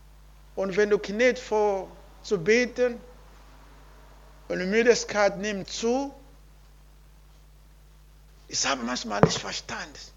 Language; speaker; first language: German; non-native, learner; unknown